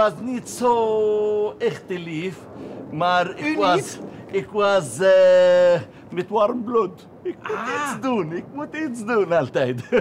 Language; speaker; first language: Dutch; non-native, learner; Arabic